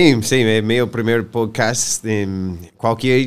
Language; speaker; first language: Portuguese; non-native, learner; English